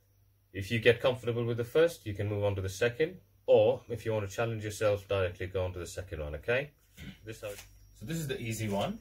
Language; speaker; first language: English; non-native, local second language; Tamil